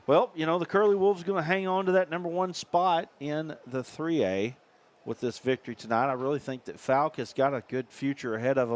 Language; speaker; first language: English; native; English